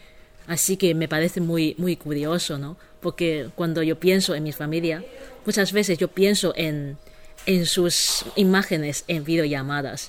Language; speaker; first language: Spanish; non-native, fluent; Chinese